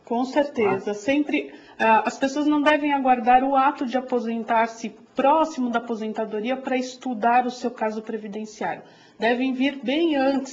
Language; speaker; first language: Portuguese; native; Portuguese